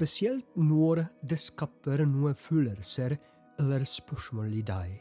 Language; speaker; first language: Norwegian; non-native, fluent; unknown